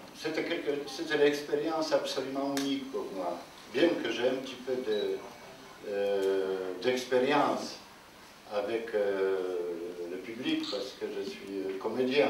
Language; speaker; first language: French; non-native, fluent; Polish